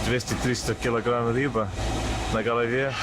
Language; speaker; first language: Russian; non-native, learner; English